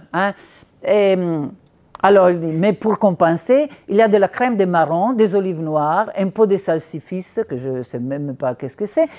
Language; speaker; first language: French; non-native, fluent; Italian